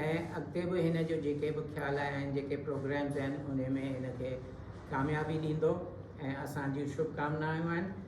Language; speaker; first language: Sindhi; early bilingual, heritage; Sindhi